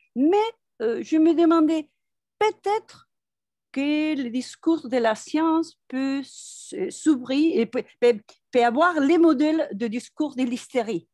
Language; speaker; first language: French; non-native, fluent; Spanish